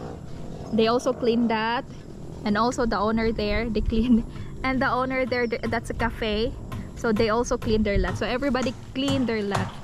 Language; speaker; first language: English; non-native, local second language; Cebuano